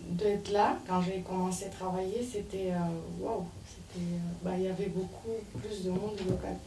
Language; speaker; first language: French; non-native, fluent; Romanian